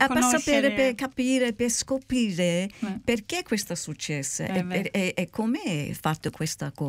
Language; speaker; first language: Italian; early bilingual, heritage; Italian